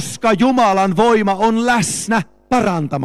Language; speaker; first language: Finnish; native; Finnish